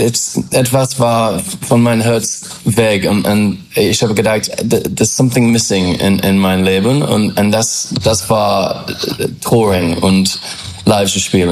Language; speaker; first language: German; non-native, fluent; English